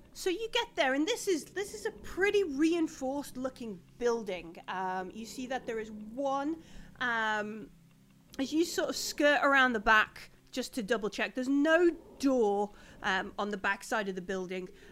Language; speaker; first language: English; native; English